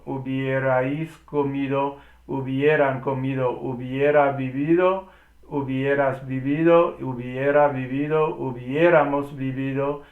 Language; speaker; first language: Spanish; non-native, learner; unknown